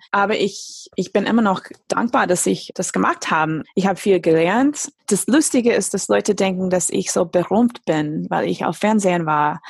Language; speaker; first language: German; non-native, fluent; English